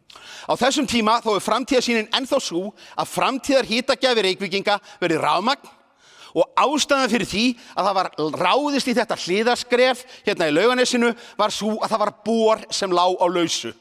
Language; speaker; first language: Icelandic; native; Icelandic